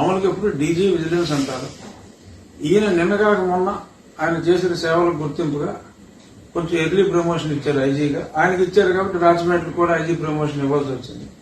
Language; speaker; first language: Telugu; native; Telugu